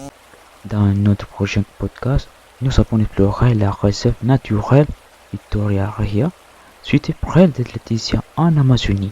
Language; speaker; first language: French; non-native, learner; Spanish